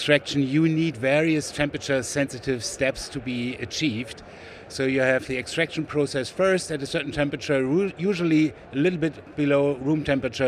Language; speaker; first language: English; non-native, fluent; German